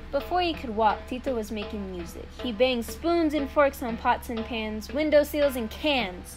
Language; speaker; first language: English; native; English